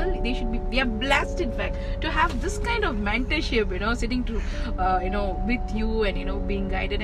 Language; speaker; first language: English; non-native, local second language; Tamil